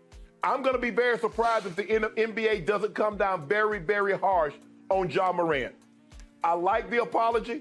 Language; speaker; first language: English; native; English